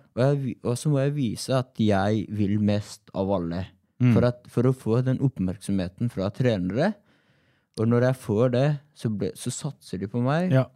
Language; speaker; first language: Norwegian; non-native, fluent; Persian